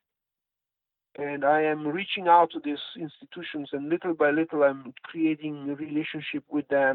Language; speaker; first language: English; non-native, fluent; Italian